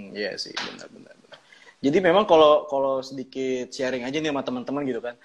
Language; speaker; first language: Indonesian; native; Indonesian